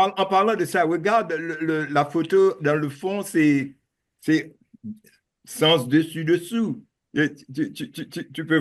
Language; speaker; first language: French; non-native, local second language; Haitian Creole